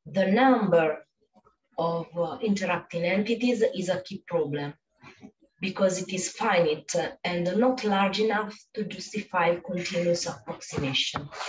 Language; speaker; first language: English; non-native, fluent; Italian